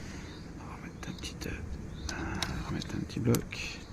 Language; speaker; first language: French; native; French